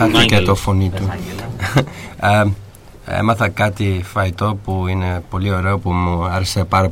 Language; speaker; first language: Greek; early bilingual, heritage; English